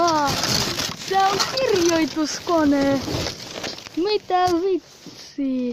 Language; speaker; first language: Finnish; early bilingual, other home language; Russian